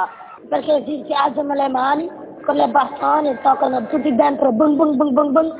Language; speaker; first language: Italian; non-native, learner; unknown